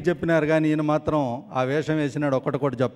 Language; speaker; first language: Telugu; native; Telugu